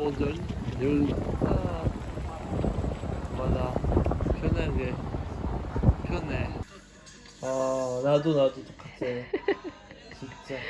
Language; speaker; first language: Korean; non-native, learner; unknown